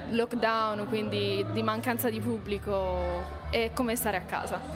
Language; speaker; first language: Italian; native; Italian